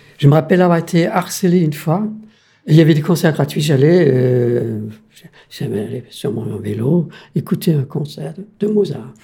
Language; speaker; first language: French; non-native, fluent; Danish